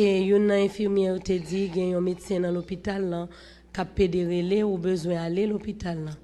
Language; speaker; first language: French; non-native, local second language; Haitian Creole